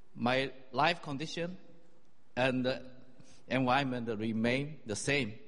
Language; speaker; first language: English; non-native, fluent; Chinese